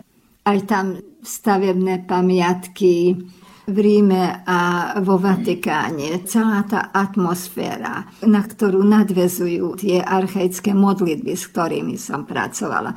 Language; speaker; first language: Slovak; early bilingual, heritage; Slovak